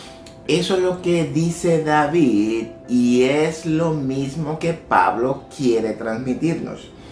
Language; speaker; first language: Spanish; native; Spanish